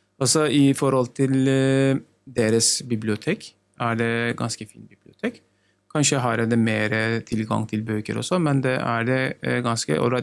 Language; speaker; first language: Norwegian; non-native, learner; Turkish